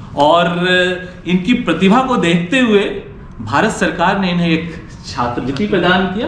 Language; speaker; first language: Hindi; native; Hindi